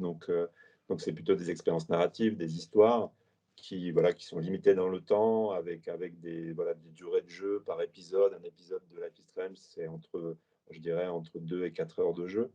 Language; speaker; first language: French; native; French